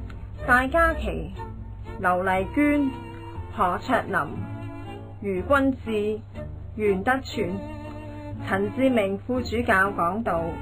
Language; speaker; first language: Chinese; non-native, local second language; Cantonese